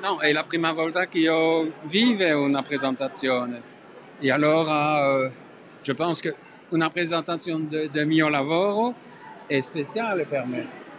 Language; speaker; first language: Italian; non-native, learner; French